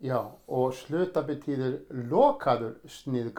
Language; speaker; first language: Swedish; non-native, fluent; Icelandic